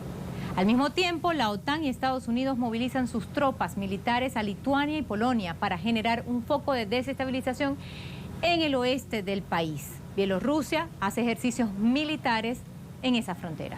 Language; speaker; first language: Spanish; native; Spanish